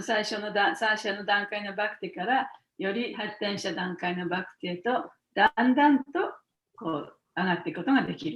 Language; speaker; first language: Japanese; native; Japanese